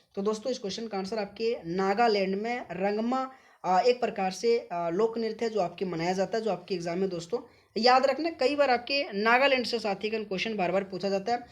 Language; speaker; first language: Hindi; native; Hindi